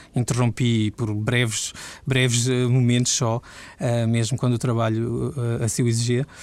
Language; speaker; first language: Portuguese; native; Portuguese